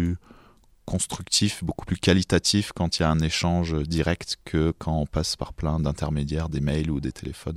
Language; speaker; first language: French; native; French